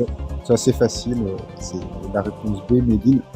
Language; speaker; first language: French; native; French